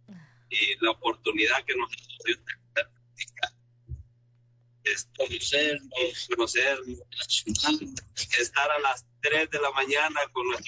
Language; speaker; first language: Spanish; native; Spanish